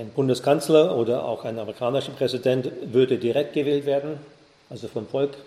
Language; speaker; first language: German; native; German